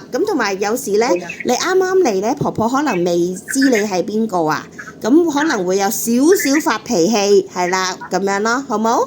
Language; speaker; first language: Cantonese; native; Cantonese